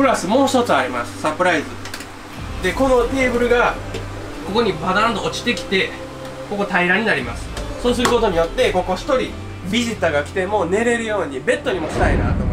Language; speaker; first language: Japanese; native; Japanese